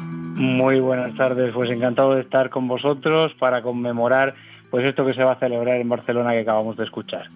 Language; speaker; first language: Spanish; native; Spanish